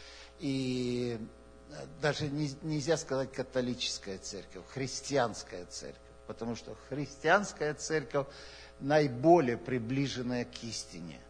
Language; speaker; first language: Russian; native; Russian